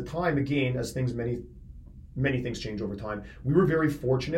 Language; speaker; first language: English; native; English